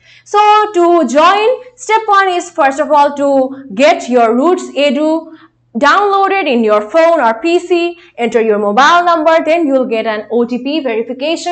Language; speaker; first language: English; non-native, local second language; Bangla